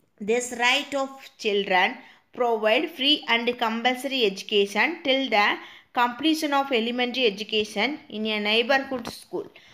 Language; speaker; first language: English; non-native, local second language; Tamil